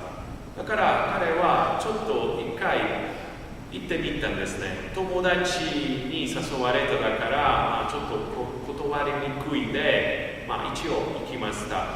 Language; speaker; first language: Japanese; non-native, fluent; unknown